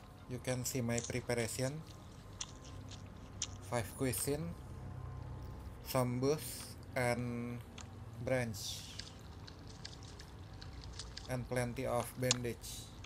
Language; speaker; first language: English; non-native, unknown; Indonesian